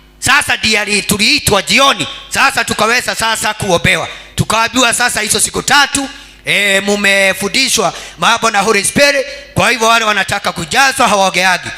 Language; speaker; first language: Swahili; non-native, local second language; Kikuyu